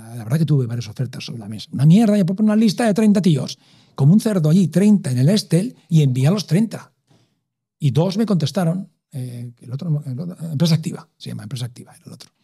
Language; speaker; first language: Spanish; native; Spanish